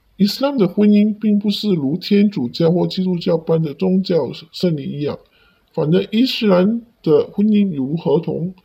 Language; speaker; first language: Chinese; non-native, local second language; Cantonese